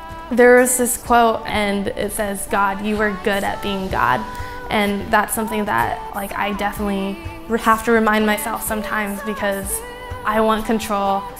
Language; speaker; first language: English; native; English